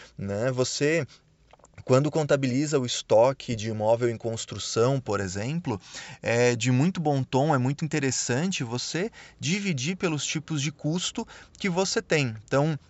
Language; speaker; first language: Portuguese; native; Portuguese